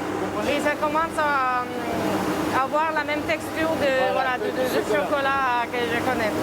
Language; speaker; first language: French; non-native, fluent; English